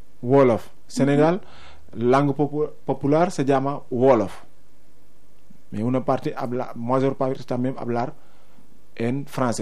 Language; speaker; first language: Spanish; non-native, learner; Wolof